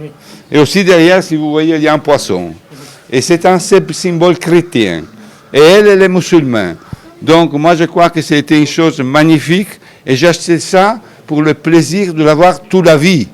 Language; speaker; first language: French; non-native, fluent; Italian